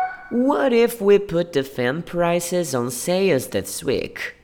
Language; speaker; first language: English; non-native, fluent; Portuguese